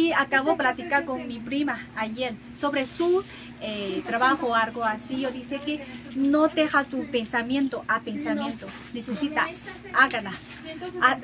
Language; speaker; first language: Spanish; non-native, learner; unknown